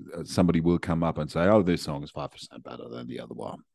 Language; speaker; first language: English; non-native, fluent; German